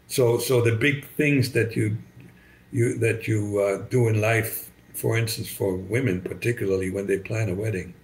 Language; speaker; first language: English; non-native, fluent; German